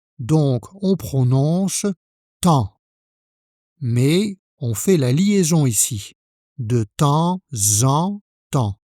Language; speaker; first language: French; native; French